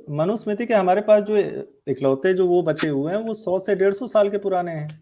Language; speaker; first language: Hindi; native; Hindi